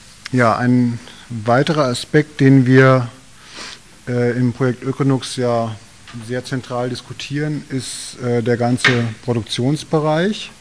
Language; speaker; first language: German; native; German